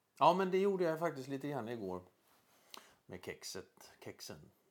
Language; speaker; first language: Swedish; native; Swedish